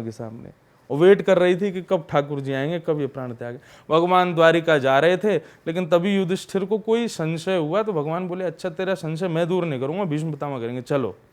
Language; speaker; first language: Hindi; native; Hindi